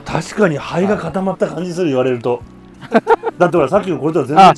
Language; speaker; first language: Japanese; native; Japanese